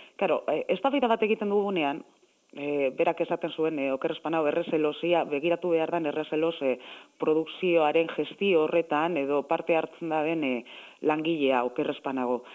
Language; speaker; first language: Basque; native; Basque